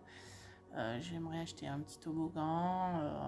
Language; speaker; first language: French; native; French